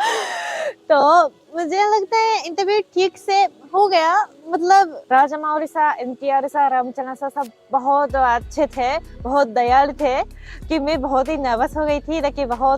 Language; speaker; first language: Hindi; non-native, fluent; Japanese